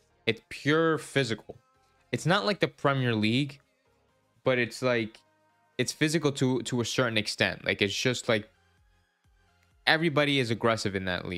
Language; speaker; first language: English; native; English